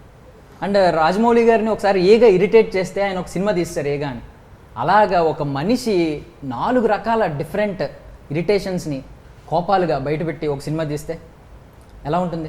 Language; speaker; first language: Telugu; native; Telugu